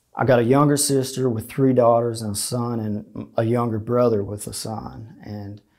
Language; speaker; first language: English; native; English